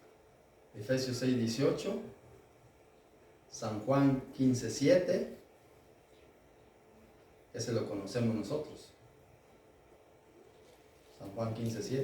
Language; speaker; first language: Spanish; native; Spanish